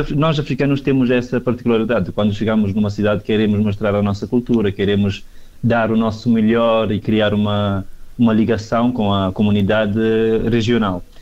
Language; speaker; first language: Portuguese; non-native, local second language; Kabuverdianu